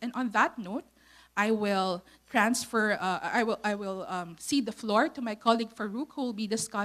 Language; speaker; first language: English; non-native, local second language; Filipino